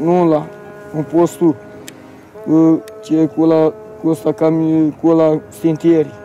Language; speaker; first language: Italian; non-native, learner; French